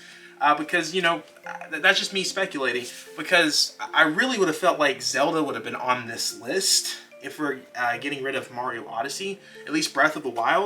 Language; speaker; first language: English; native; English